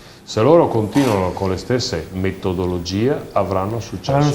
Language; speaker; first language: Italian; native; Italian